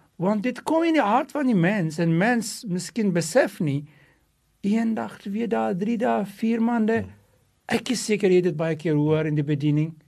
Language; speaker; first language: Afrikaans; non-native, local second language; English